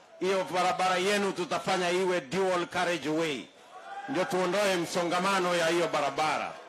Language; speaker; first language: Swahili; non-native, local second language; Kalenjin